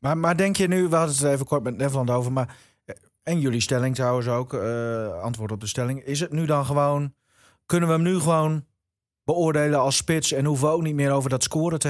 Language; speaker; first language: Dutch; native; Dutch